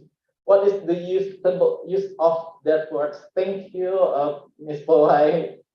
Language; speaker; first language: English; non-native, learner; Indonesian